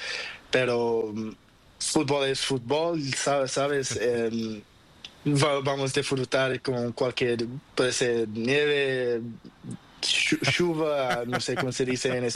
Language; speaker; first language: Spanish; non-native, learner; Portuguese